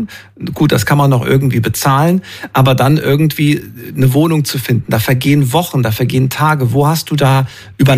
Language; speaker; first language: German; native; German